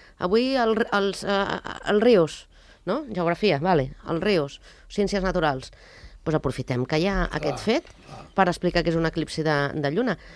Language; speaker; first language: Catalan; native; Catalan